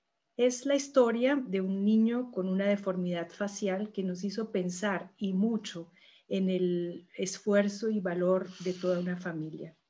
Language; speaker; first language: Spanish; native; Spanish